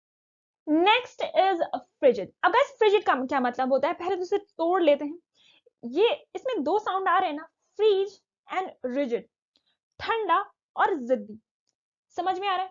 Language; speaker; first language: Hindi; native; Hindi